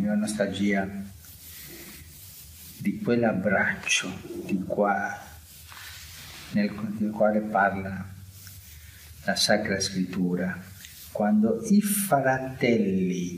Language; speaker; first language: Italian; non-native, fluent; Spanish